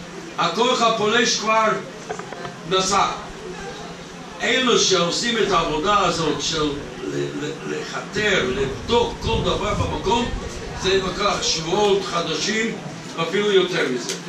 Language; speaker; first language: Hebrew; non-native, fluent; English